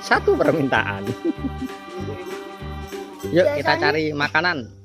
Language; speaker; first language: Indonesian; non-native, local second language; Javanese